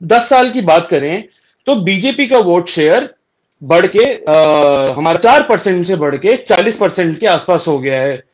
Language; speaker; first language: Hindi; native; Hindi